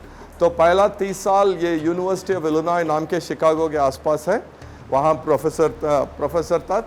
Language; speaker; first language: Hindi; non-native, local second language; Tamil